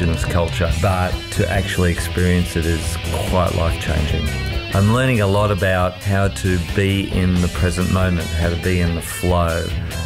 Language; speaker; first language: English; native; English